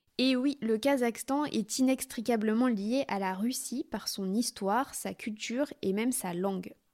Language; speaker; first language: French; native; French